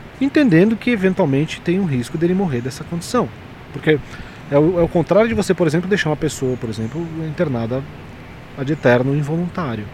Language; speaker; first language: Portuguese; native; Portuguese